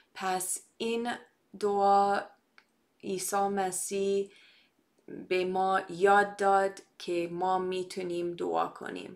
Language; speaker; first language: Persian; non-native, fluent; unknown